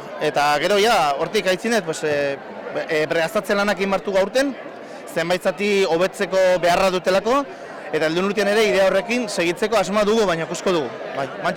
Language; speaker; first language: Basque; native; Basque